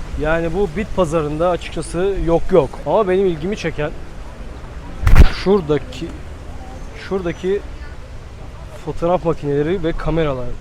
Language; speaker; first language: Turkish; native; Turkish